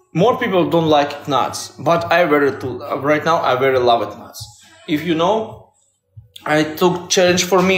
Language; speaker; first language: English; non-native, learner; Russian